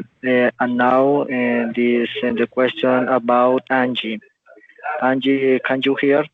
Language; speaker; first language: English; non-native, learner; Spanish